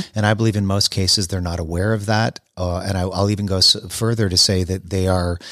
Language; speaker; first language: English; native; English